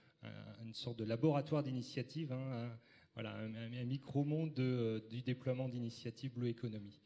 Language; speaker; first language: French; native; French